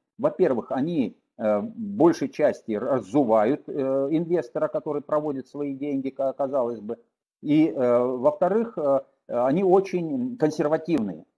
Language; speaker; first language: Russian; native; Russian